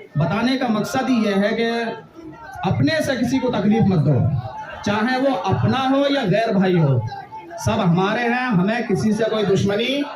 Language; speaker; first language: Urdu; native; Urdu